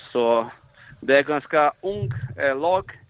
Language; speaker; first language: Swedish; non-native, fluent; Portuguese